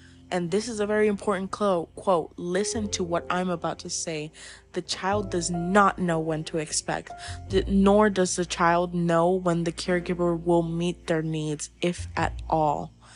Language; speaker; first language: English; non-native, local second language; Spanish